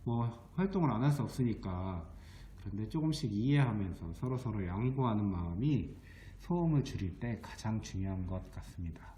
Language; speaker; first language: Korean; native; Korean